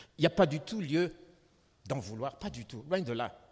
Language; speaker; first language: French; non-native, local second language; Malagasy